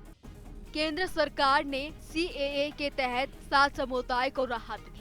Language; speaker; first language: Hindi; native; Hindi